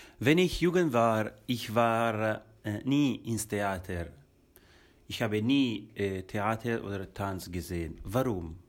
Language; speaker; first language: German; non-native, local second language; Italian